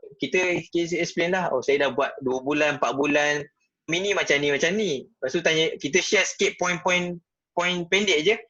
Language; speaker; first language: Malay; native; Malay